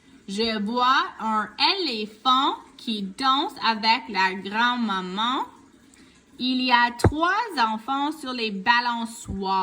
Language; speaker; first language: French; non-native, local second language; English